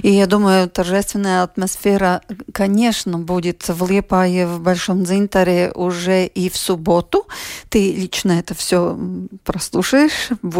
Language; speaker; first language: Russian; native; Russian